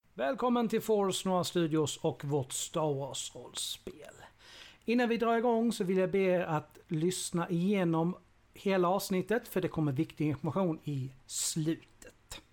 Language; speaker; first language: Swedish; native; Swedish